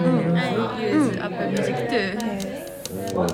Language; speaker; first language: English; non-native, learner; Japanese